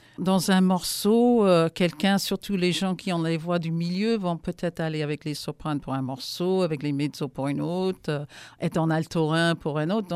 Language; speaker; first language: French; non-native, fluent; English